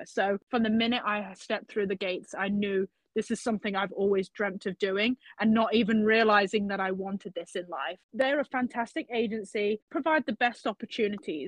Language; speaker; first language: English; native; English